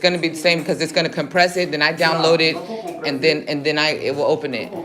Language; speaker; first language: English; native; English